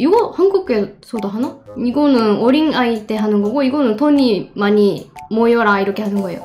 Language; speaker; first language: Korean; non-native, fluent; Japanese